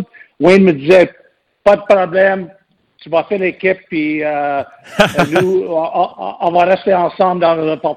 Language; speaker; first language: French; non-native, local second language; English